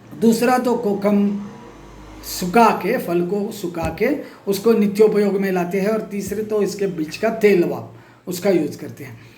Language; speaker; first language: Hindi; non-native, local second language; Marathi